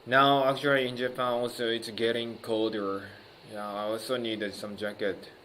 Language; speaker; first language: English; non-native, learner; Japanese